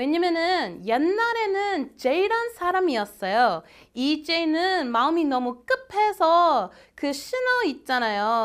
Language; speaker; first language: Korean; non-native, fluent; English